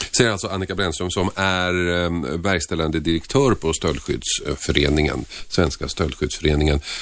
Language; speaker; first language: Swedish; early bilingual, other home language; Finnish